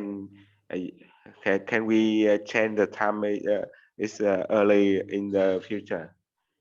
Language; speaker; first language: English; non-native, learner; Vietnamese